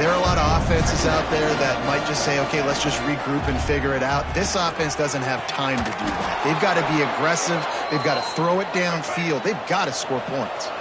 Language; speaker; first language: English; native; English